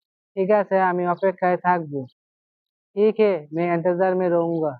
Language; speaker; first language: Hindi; non-native, learner; Bangla